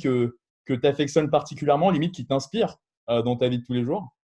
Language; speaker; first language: French; native; French